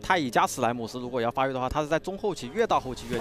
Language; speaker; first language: Chinese; native; Chinese